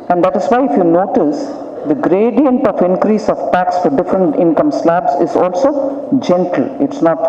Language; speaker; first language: English; non-native, local second language; Tamil